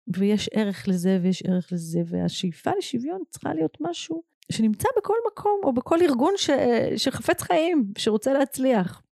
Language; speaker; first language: Hebrew; native; Hebrew